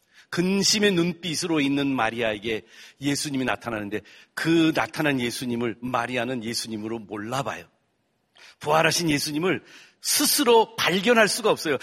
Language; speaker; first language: Korean; early bilingual, heritage; Korean